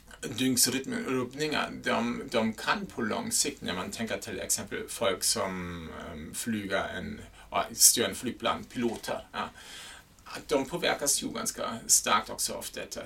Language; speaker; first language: Swedish; non-native, fluent; German